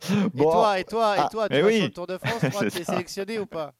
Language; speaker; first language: French; native; French